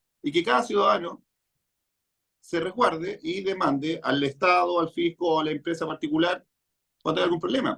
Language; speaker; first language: Spanish; native; Spanish